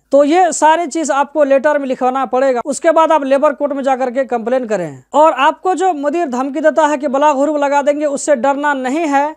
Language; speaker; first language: Hindi; native; Hindi